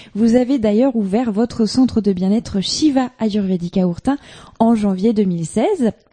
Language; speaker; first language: French; native; French